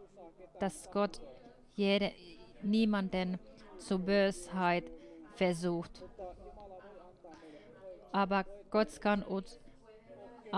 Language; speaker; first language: German; non-native, fluent; Finnish